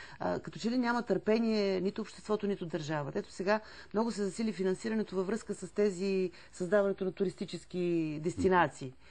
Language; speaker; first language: Bulgarian; native; Bulgarian